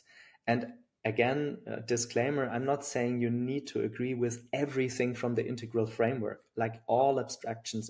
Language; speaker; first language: English; non-native, fluent; German